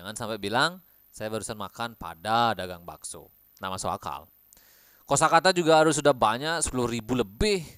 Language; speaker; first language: Indonesian; native; Indonesian